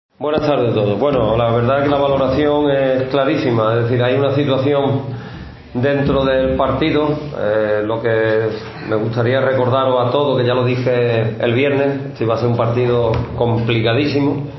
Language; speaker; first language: Spanish; native; Spanish